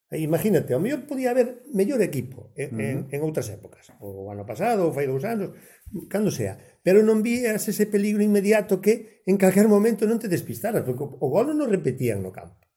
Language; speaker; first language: Galician; native; Galician